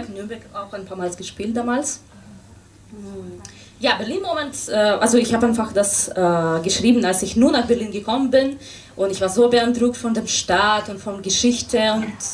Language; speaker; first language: German; non-native, fluent; Russian